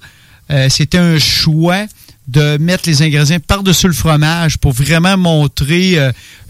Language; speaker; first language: French; native; French